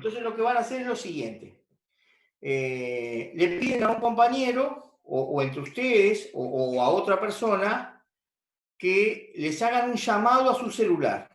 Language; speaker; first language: Spanish; native; Spanish